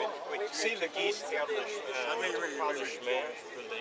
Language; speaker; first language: French; non-native, learner; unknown